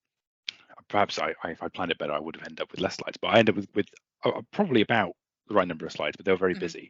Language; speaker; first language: English; native; English